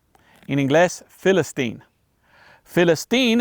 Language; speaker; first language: Spanish; non-native, learner; English